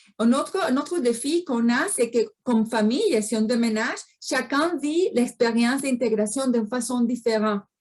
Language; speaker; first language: French; non-native, fluent; Spanish